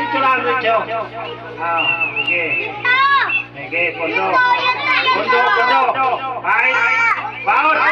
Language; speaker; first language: Filipino; non-native, local second language; Bikol